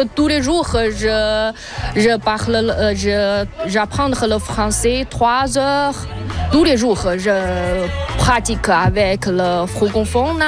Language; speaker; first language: French; non-native, learner; Chinese